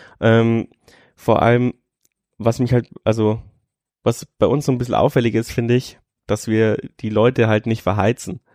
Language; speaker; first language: German; native; German